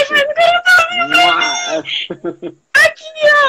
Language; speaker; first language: Portuguese; native; Portuguese